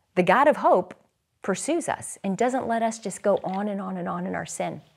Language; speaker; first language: English; native; English